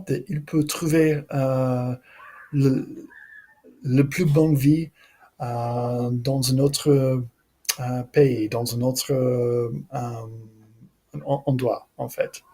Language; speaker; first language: French; non-native, learner; English